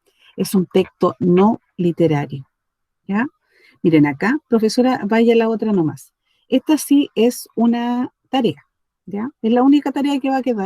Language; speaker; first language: Spanish; native; Spanish